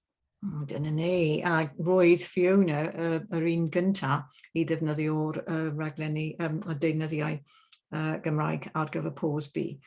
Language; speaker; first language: Welsh; non-native, learner; English